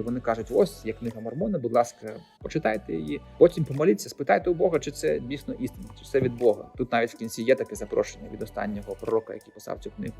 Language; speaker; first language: Ukrainian; native; Ukrainian